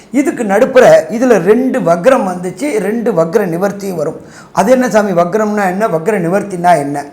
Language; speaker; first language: Tamil; native; Tamil